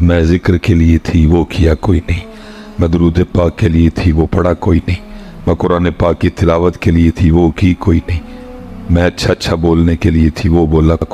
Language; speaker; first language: Hindi; non-native, local second language; Punjabi